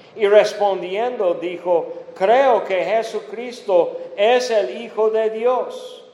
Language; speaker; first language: Spanish; non-native, fluent; English